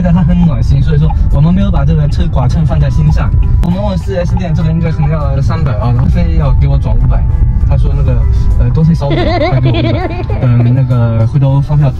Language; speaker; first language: Chinese; native; Chinese